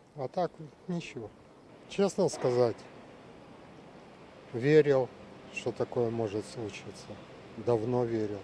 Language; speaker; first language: Ukrainian; non-native, local second language; Russian